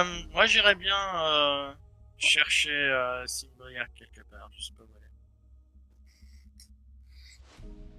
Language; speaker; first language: French; native; French